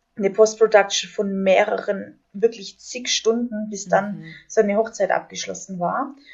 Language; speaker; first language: German; native; German